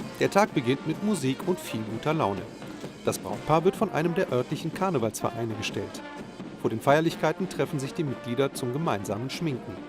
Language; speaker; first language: German; native; German